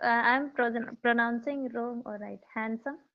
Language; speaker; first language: English; non-native, learner; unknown